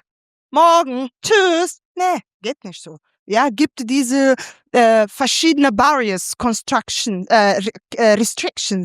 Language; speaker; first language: German; non-native, fluent; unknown